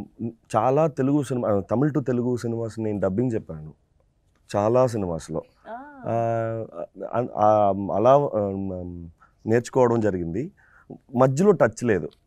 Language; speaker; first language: Telugu; non-native, local second language; Tamil